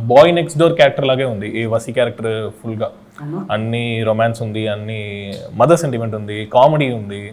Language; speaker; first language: Telugu; non-native, learner; Tamil